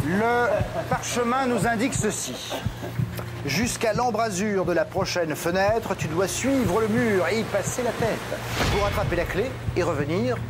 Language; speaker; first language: French; native; French